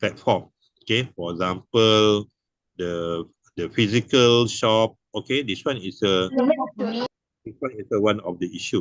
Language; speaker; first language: English; non-native, local second language; Malay